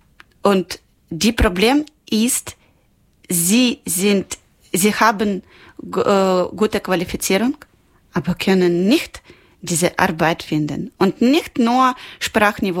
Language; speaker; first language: German; non-native, local second language; Ukrainian